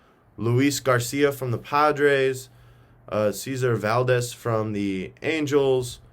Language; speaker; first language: English; native; English